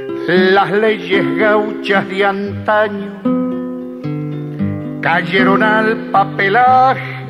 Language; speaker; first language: Spanish; native; Spanish